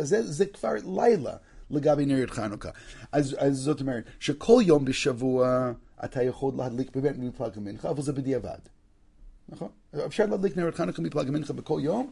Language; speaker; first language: Hebrew; non-native, fluent; English